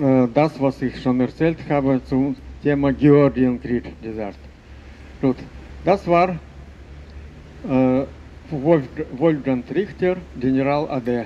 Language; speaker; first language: German; non-native, fluent; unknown